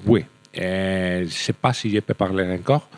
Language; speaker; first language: French; non-native, learner; Spanish